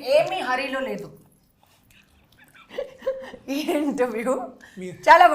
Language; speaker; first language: Telugu; non-native, learner; Hindi